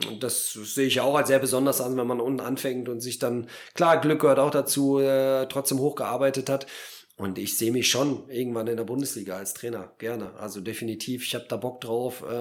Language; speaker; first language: German; early bilingual, other home language; Polish